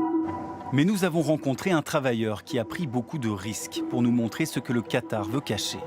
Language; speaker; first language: French; native; French